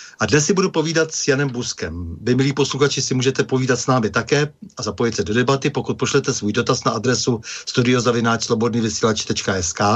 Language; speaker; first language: Czech; native; Czech